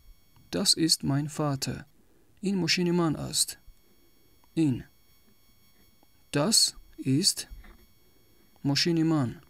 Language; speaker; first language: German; non-native, fluent; Tajik